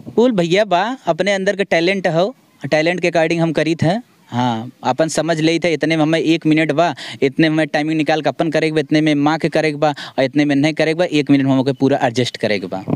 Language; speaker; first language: Bhojpuri; non-native, local second language; Awadhi